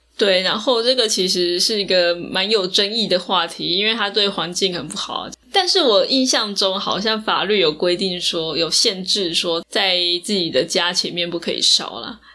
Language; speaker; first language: Chinese; native; Chinese